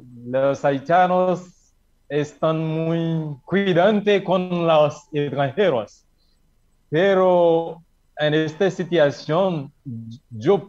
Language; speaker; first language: Spanish; non-native, learner; Haitian Creole